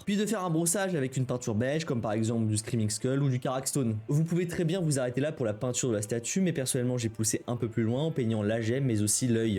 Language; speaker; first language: French; native; French